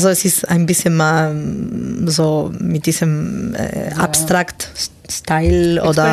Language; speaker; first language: German; non-native, fluent; Spanish